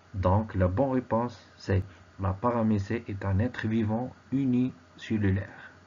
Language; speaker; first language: French; non-native, local second language; Arabic